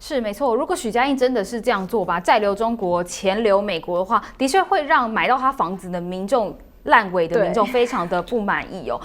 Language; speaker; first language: Chinese; native; Chinese